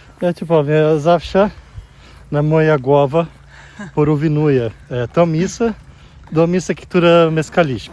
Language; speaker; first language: Polish; non-native, learner; Portuguese